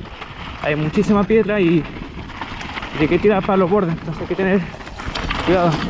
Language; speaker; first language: Spanish; native; Spanish